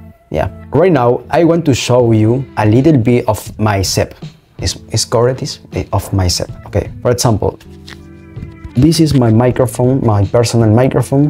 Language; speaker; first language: English; non-native, learner; Spanish